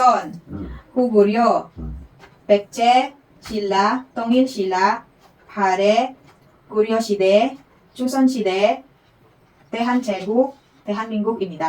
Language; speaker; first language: Korean; non-native, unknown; Filipino